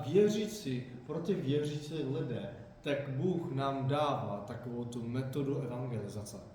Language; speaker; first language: Czech; non-native, fluent; Korean